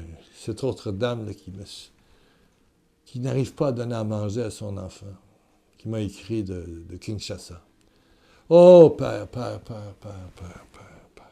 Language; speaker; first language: French; native; French